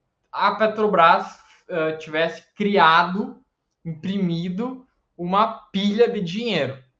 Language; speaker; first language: Portuguese; native; Portuguese